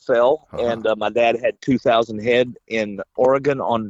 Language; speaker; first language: English; native; English